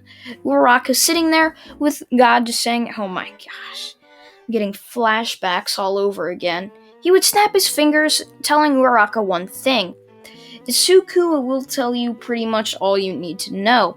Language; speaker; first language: English; native; English